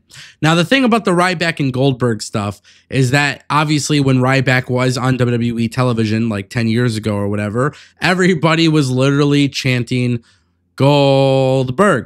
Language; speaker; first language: English; native; English